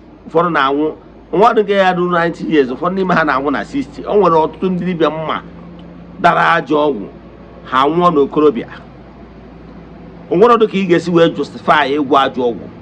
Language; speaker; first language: Igbo; native; Igbo